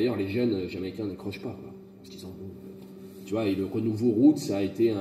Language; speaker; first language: French; native; French